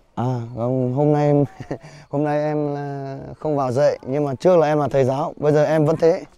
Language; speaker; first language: Vietnamese; non-native, local second language; Hmong